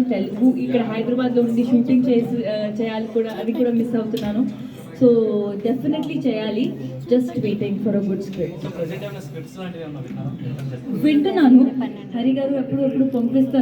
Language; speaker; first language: Telugu; non-native, local second language; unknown